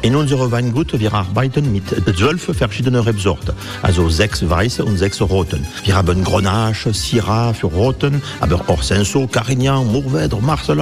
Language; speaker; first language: German; non-native, learner; French